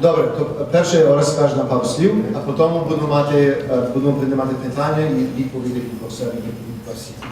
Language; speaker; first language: Ukrainian; early bilingual, heritage; Ukrainian